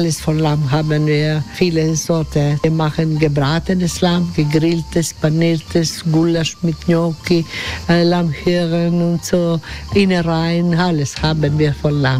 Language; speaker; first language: German; non-native, learner; Croatian